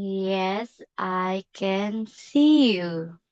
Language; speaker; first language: English; non-native, learner; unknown